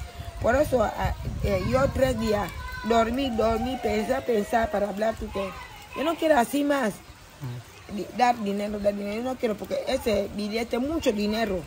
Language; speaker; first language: Spanish; non-native, local second language; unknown